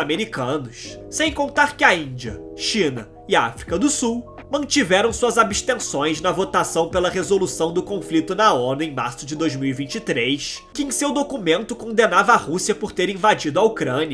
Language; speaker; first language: Portuguese; native; Portuguese